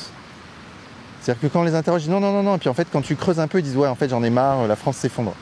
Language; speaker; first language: French; native; French